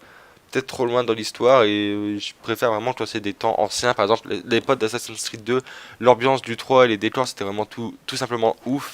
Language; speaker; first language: French; native; French